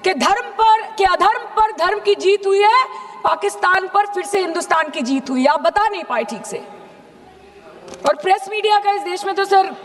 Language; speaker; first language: Hindi; non-native, local second language; Bangla